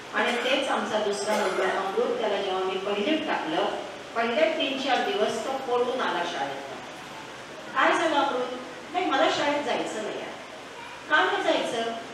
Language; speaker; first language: Marathi; non-native, local second language; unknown